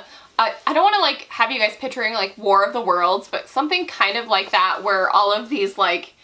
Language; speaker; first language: English; native; English